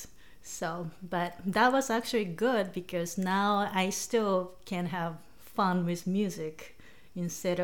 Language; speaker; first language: English; non-native, fluent; Japanese